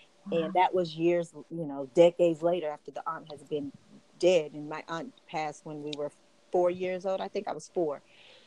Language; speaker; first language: English; native; English